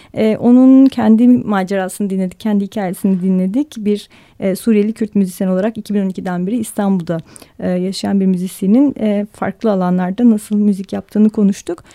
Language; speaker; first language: Turkish; native; Turkish